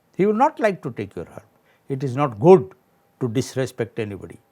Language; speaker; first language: English; non-native, local second language; Odia